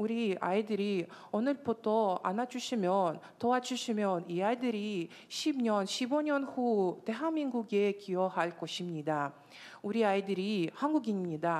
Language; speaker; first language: Korean; non-native, learner; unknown